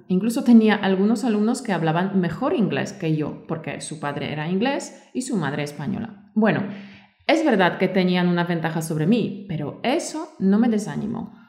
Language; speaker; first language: Spanish; native; Spanish